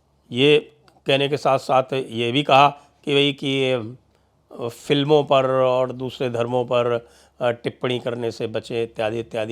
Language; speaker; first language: Hindi; native; Hindi